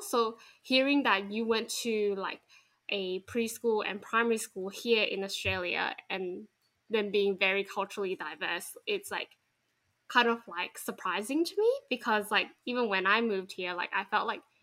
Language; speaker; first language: English; non-native, local second language; Chinese